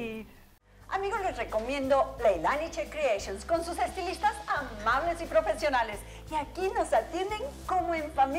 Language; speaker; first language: Spanish; native; Spanish